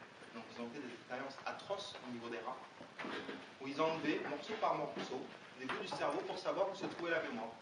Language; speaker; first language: French; native; French